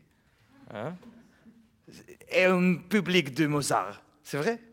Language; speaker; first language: French; non-native, learner; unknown